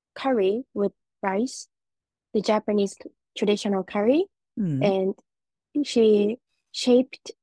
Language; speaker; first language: English; non-native, fluent; Japanese